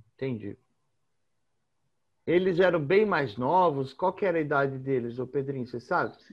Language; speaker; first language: Portuguese; native; Portuguese